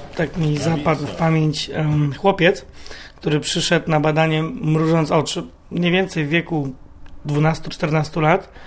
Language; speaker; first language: Polish; native; Polish